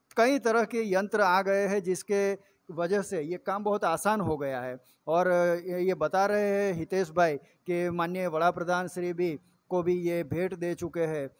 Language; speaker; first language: Hindi; non-native, local second language; Gujarati